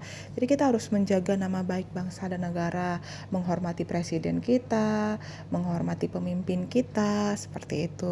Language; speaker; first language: Indonesian; native; Indonesian